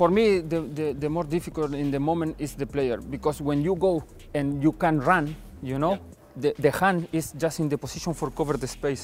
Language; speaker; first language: English; non-native, learner; Spanish